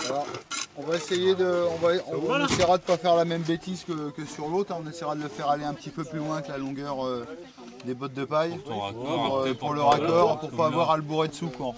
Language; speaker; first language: French; native; French